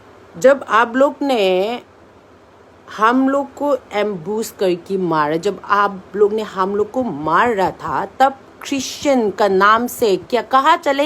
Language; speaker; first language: Hindi; non-native, local second language; Manipuri